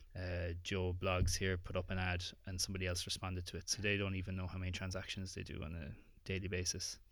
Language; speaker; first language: English; native; English